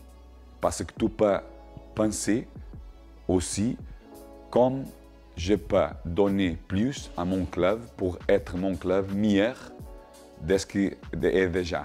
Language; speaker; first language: French; non-native, learner; Portuguese